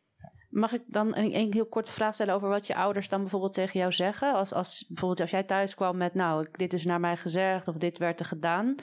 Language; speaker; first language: Dutch; native; Dutch